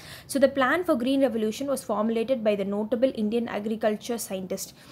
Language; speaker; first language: English; non-native, local second language; Tamil